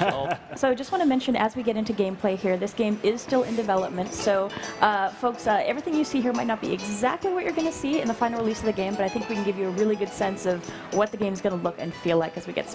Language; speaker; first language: English; native; English